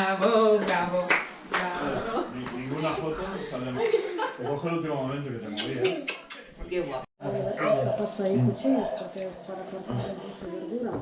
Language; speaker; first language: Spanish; non-native, learner; Ukrainian